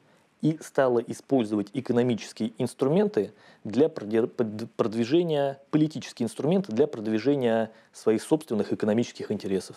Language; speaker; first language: Russian; native; Russian